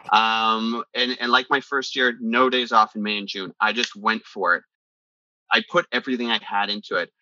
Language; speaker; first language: English; early bilingual, other home language; Italian